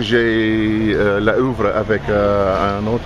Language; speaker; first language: French; non-native, learner; English